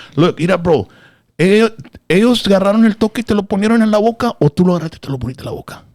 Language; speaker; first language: Spanish; early bilingual, other home language; English